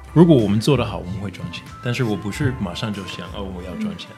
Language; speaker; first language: Chinese; non-native, fluent; English